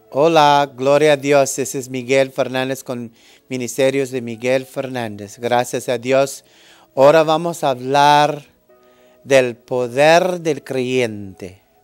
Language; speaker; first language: Spanish; early bilingual, heritage; English